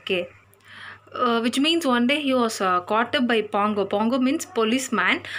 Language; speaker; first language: English; non-native, local second language; Tamil